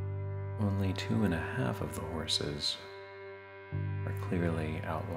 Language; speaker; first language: English; native; English